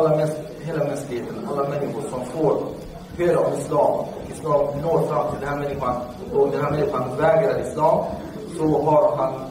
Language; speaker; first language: Swedish; non-native, fluent; Arabic